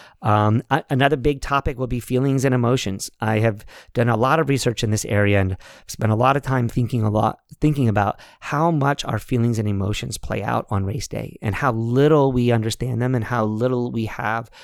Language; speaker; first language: English; native; English